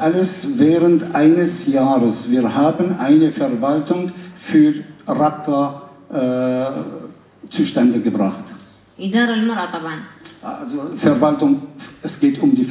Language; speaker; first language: German; non-native, fluent; Arabic